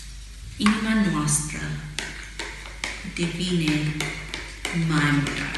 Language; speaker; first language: Romanian; non-native, fluent; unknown